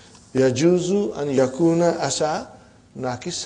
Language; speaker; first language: Arabic; non-native, fluent; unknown